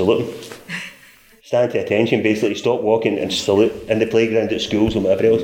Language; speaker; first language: English; native; English